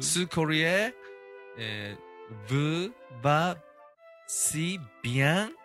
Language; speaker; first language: Japanese; native; Japanese